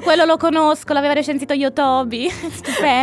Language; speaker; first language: Italian; native; Italian